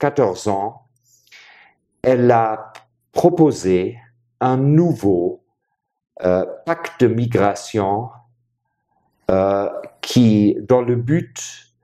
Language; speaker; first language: French; non-native, fluent; German